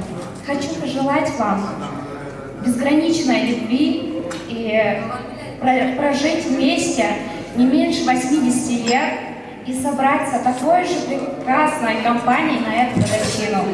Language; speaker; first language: Russian; native; Russian